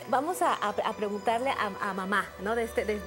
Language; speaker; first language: Spanish; native; Spanish